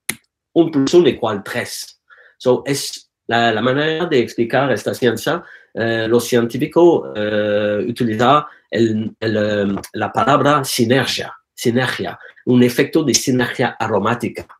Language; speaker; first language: Spanish; non-native, learner; French